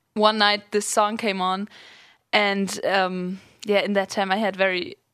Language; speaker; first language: English; non-native, fluent; German